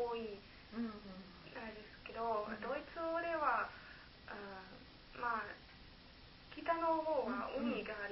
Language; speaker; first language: Japanese; non-native, learner; German